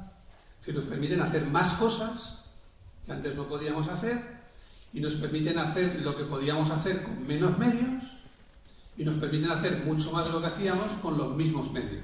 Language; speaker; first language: Spanish; native; Spanish